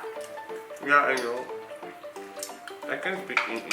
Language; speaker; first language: English; non-native, local second language; Filipino